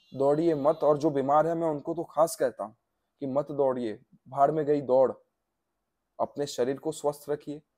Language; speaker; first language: Hindi; non-native, local second language; Gujarati